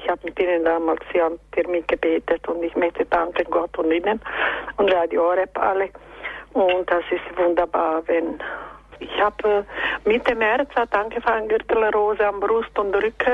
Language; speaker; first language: German; non-native, learner; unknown